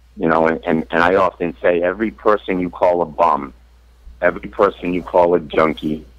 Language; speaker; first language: English; native; English